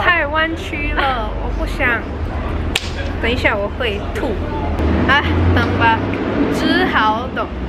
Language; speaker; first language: Chinese; early bilingual, heritage; Chinese